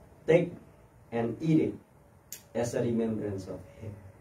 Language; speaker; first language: English; non-native, fluent; Indonesian